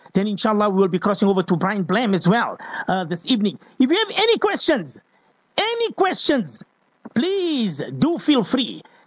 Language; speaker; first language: English; native; English